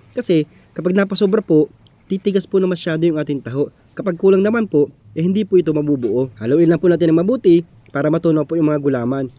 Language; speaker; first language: Filipino; native; Filipino